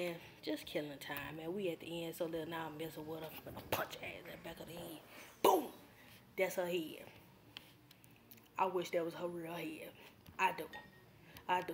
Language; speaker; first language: English; native; English